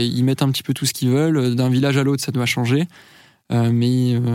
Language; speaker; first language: French; native; French